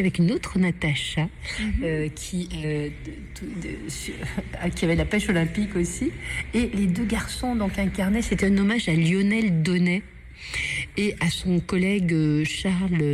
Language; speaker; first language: French; native; French